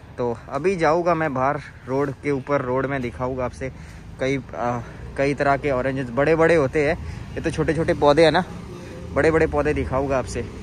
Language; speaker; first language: Hindi; native; Hindi